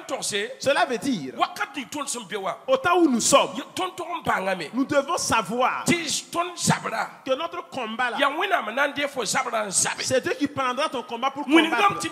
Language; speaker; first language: French; non-native, local second language; Mossi